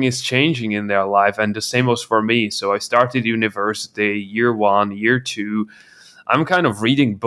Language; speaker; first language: English; non-native, fluent; Czech